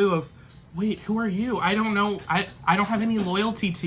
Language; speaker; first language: English; native; English